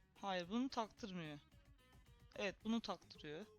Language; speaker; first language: Turkish; native; Turkish